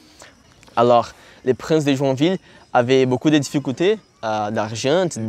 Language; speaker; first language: French; non-native, learner; Portuguese